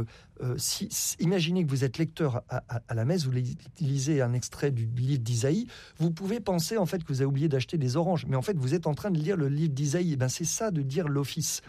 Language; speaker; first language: French; native; French